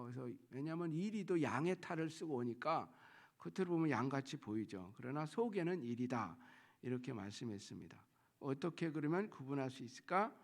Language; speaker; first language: Korean; native; Korean